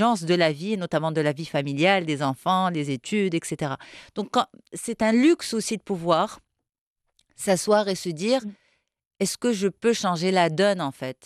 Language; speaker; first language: French; non-native, local second language; Arabic